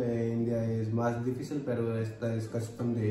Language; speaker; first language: Spanish; non-native, learner; Hindi